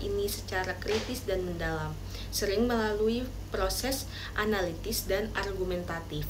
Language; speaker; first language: Indonesian; native; Indonesian